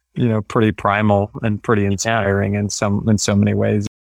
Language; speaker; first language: English; non-native, fluent; Spanish